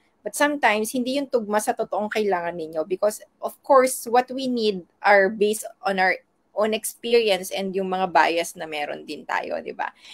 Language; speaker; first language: Filipino; non-native, local second language; Iloko